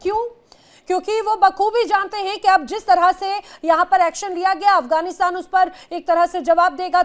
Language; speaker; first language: Hindi; native; Hindi